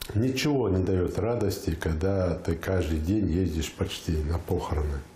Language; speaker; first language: Russian; non-native, local second language; Ingush